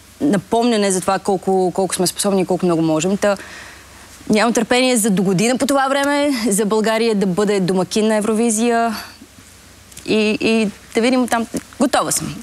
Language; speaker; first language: Bulgarian; native; Bulgarian